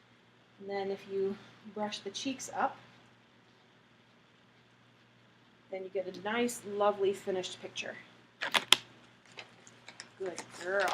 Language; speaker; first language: English; native; English